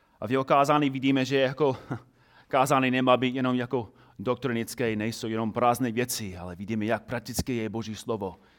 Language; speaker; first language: Czech; non-native, fluent; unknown